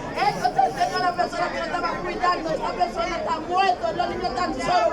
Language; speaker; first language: Spanish; non-native, fluent; Haitian Creole